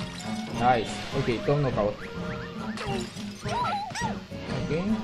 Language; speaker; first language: English; non-native, learner; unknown